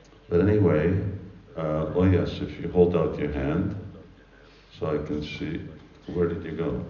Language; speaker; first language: English; early bilingual, other home language; Hungarian